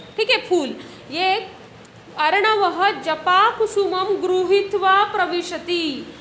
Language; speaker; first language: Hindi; non-native, local second language; Marathi